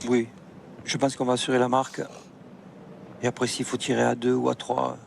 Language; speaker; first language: French; native; French